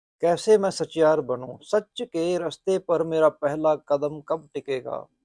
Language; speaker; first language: Hindi; non-native, local second language; Punjabi